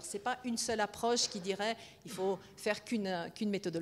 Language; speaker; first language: French; native; French